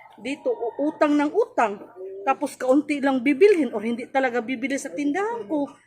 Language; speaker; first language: Filipino; native; Filipino